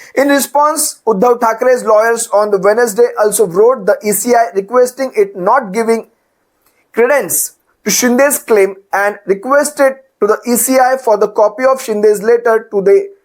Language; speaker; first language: English; non-native, local second language; Marathi